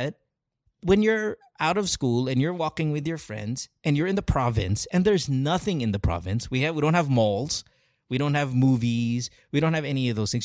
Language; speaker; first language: English; non-native, local second language; Filipino